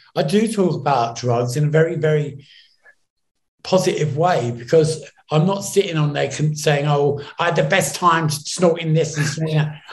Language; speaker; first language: English; native; English